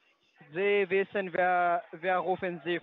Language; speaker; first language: German; non-native, learner; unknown